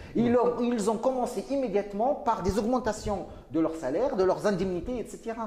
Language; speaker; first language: French; non-native, local second language; Arabic